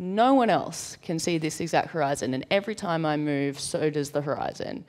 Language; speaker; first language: English; native; English